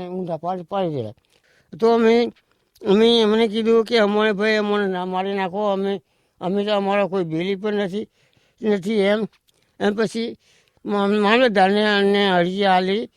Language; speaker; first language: Gujarati; non-native, local second language; Bhili